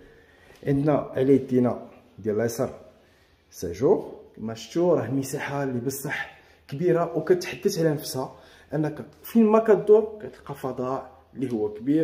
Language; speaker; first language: Arabic; native; Arabic